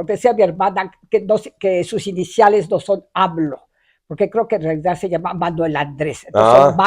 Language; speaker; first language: Spanish; native; Spanish